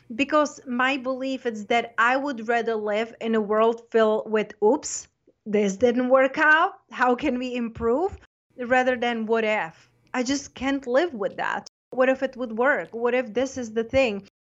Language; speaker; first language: English; non-native, fluent; Czech